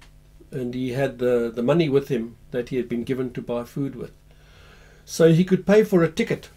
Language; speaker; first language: English; native; English